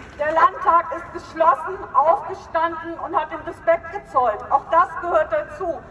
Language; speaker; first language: German; native; German